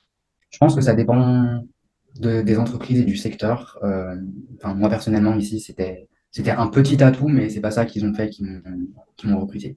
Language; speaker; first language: French; native; French